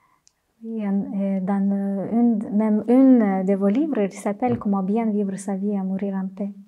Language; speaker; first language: French; non-native, fluent; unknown